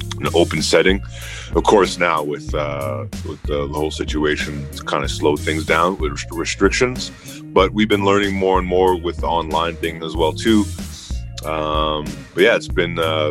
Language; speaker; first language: English; native; English